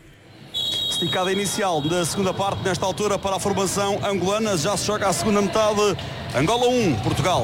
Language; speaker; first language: Portuguese; native; Portuguese